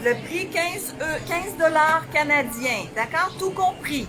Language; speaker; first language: French; native; French